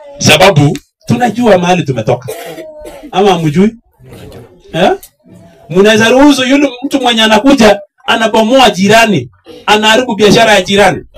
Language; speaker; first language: Swahili; non-native, local second language; Kalenjin